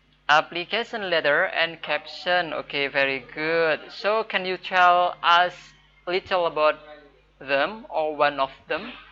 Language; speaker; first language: English; non-native, fluent; Indonesian